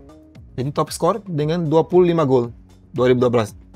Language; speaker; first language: Indonesian; non-native, learner; Portuguese